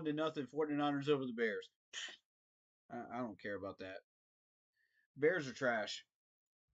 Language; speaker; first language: English; native; English